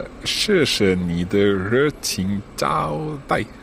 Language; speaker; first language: Chinese; non-native, learner; English